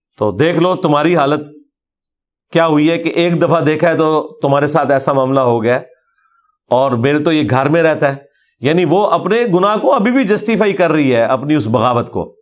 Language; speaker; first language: Urdu; non-native, local second language; Punjabi